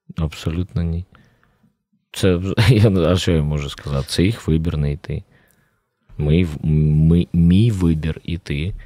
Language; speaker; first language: Ukrainian; native; Ukrainian